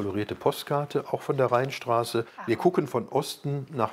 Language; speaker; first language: German; native; German